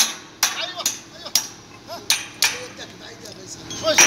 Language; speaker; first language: Arabic; non-native, learner; Hindi